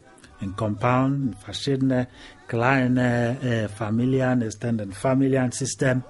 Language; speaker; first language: German; non-native, learner; Igbo